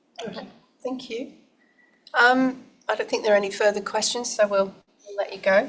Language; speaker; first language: English; native; English